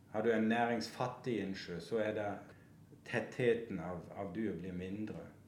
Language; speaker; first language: Norwegian; non-native, fluent; German